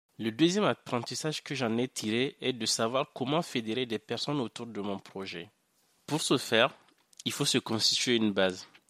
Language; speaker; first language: French; non-native, local second language; Hausa